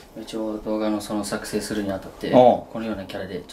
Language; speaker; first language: Japanese; native; Japanese